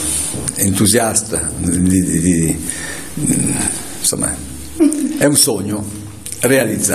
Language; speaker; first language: Italian; native; Italian